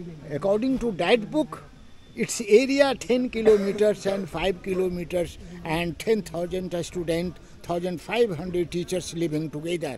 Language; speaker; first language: English; non-native, local second language; Hindi